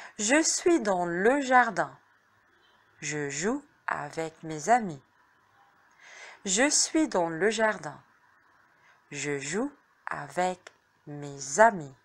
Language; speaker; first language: French; non-native, fluent; Arabic